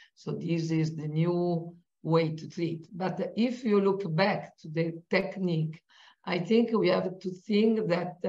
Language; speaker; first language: English; non-native, fluent; Italian